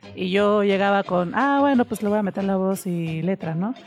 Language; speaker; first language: Spanish; native; Spanish